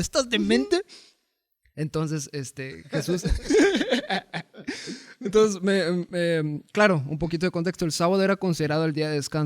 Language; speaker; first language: Spanish; native; Spanish